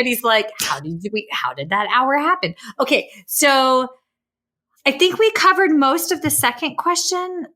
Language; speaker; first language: English; native; English